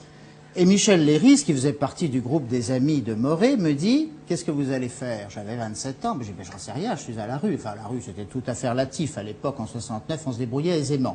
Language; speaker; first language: French; native; French